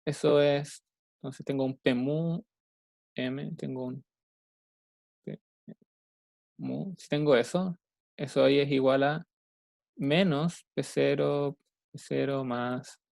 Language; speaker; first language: Spanish; native; Spanish